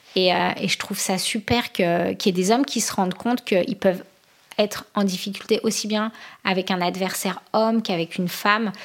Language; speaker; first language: French; native; French